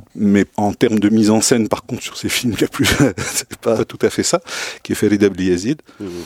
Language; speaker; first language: French; non-native, local second language; Tachelhit